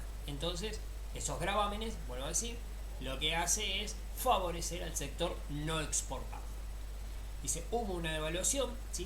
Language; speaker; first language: Spanish; native; Spanish